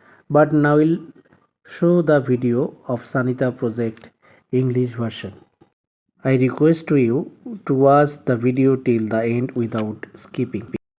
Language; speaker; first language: English; non-native, local second language; Bangla